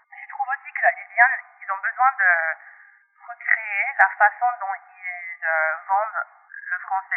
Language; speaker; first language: French; non-native, local second language; English